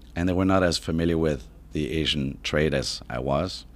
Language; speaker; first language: English; non-native, fluent; French